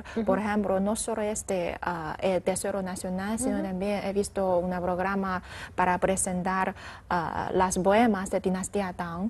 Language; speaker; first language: Spanish; non-native, learner; Chinese